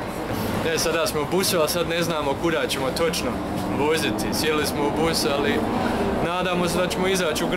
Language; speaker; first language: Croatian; early bilingual, heritage; Croatian